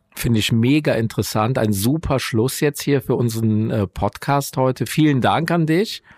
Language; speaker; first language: German; native; German